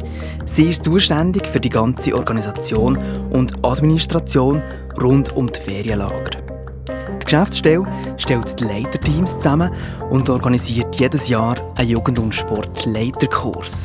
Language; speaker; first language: German; native; German